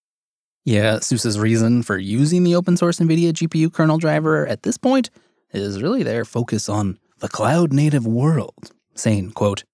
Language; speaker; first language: English; native; English